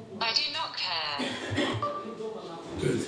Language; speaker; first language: English; non-native, learner; Russian